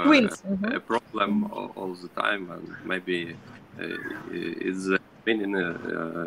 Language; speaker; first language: English; non-native, learner; Ukrainian